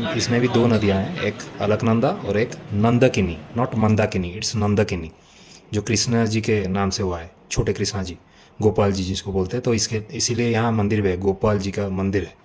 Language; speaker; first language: Hindi; non-native, local second language; Odia